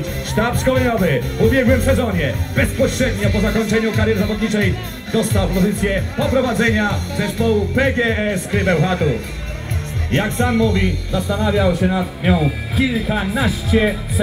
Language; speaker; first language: Polish; native; Polish